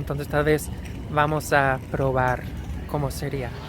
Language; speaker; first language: Spanish; non-native, fluent; English